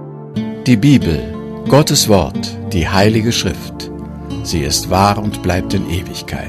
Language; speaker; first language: German; native; German